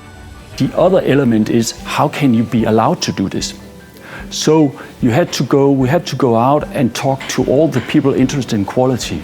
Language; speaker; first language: English; non-native, fluent; Danish